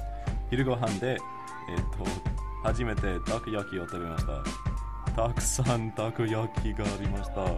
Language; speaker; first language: Japanese; non-native, learner; English